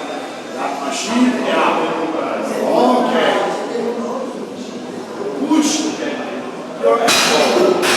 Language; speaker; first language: English; non-native, learner; Italian